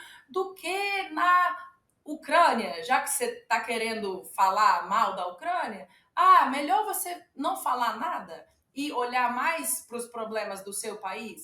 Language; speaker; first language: Portuguese; non-native, fluent; Ukrainian